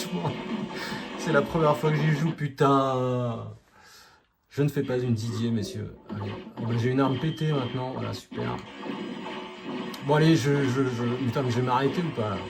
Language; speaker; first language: French; native; French